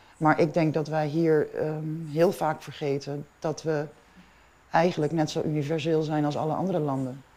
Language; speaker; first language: Dutch; non-native, local second language; Papiamento